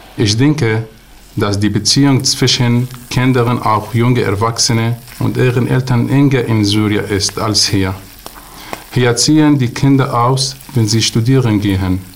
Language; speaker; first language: German; non-native, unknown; Arabic